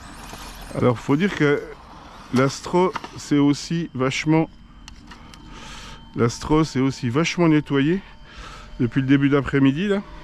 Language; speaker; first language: French; native; French